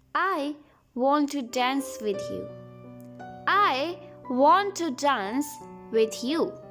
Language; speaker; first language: English; non-native, local second language; Hindi